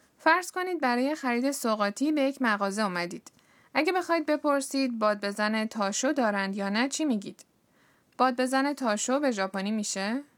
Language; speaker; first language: Persian; native; Persian